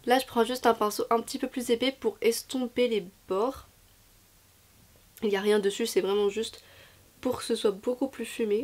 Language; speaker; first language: French; native; French